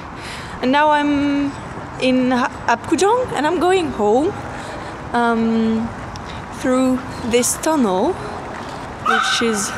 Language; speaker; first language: English; non-native, fluent; French